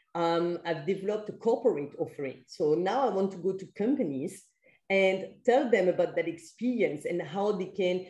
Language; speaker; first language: English; non-native, fluent; French